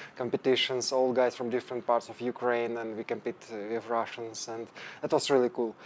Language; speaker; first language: English; non-native, fluent; Ukrainian